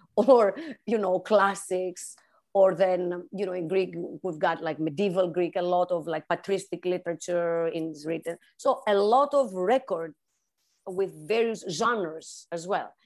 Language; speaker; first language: English; non-native, fluent; Greek